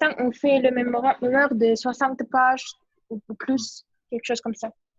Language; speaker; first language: French; non-native, learner; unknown